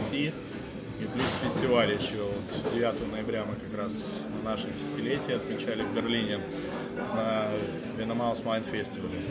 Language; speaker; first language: Russian; native; Russian